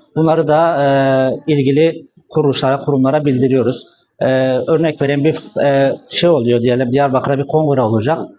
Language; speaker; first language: Turkish; native; Turkish